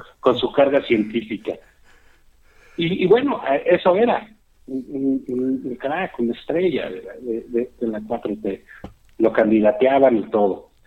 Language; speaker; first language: Spanish; native; Spanish